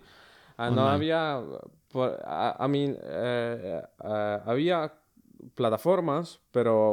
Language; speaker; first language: Spanish; early bilingual, other home language; Finnish